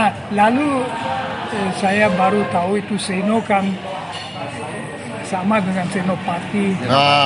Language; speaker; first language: Indonesian; non-native, fluent; German